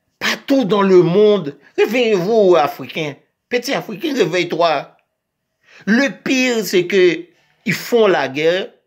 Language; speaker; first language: French; non-native, local second language; Haitian Creole